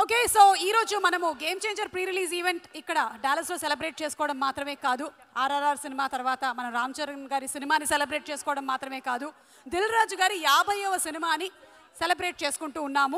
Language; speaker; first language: Telugu; native; Telugu